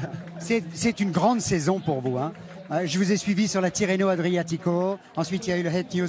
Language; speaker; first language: French; native; French